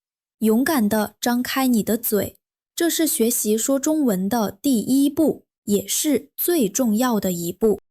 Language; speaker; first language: Chinese; non-native, fluent; Vietnamese